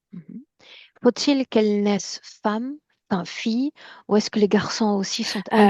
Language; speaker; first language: French; native; French